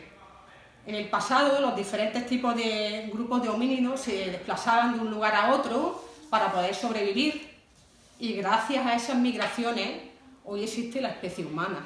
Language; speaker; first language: Spanish; native; Spanish